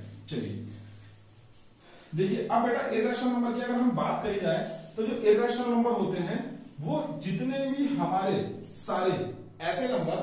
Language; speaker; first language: Hindi; native; Hindi